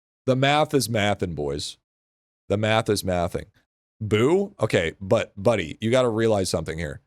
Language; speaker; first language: English; native; English